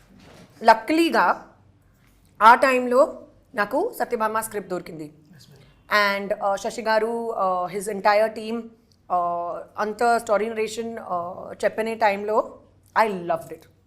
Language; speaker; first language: Telugu; non-native, fluent; Hindi